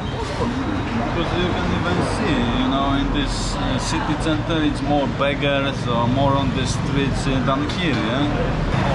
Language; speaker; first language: English; non-native, fluent; Polish